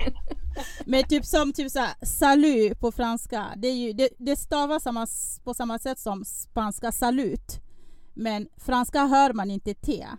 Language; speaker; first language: Swedish; non-native, fluent; French